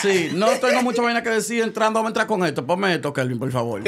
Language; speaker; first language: Spanish; native; Spanish